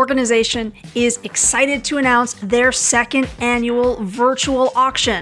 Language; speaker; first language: English; native; English